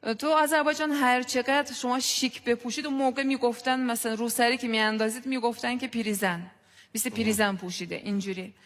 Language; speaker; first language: Persian; non-native, fluent; Azerbaijani